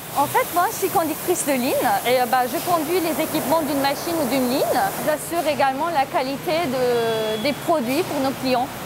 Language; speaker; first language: French; non-native, fluent; Turkish